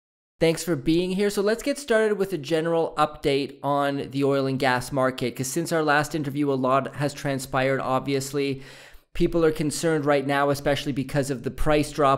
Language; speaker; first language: English; native; English